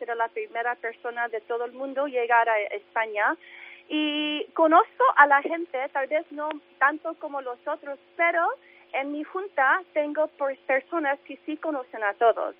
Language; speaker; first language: Spanish; early bilingual, heritage; English